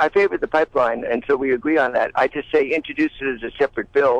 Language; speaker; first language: English; native; English